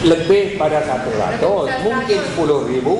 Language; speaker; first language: Indonesian; non-native, learner; Malay